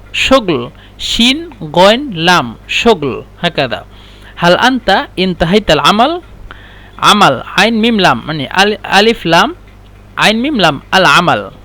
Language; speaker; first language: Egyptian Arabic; non-native, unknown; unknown